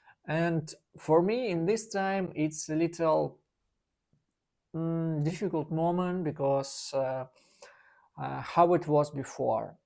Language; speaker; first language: English; non-native, learner; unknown